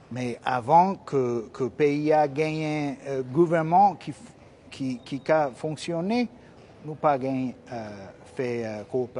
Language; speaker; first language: Haitian Creole; non-native, fluent; English